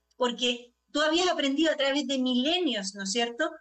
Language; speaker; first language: Spanish; native; Spanish